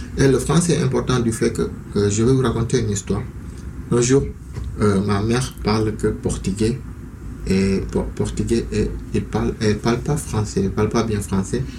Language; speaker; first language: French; non-native, local second language; Wolof